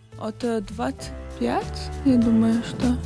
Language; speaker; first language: Russian; non-native, local second language; Latvian